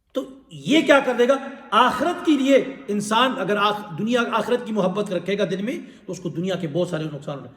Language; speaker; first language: Urdu; non-native, local second language; Pashto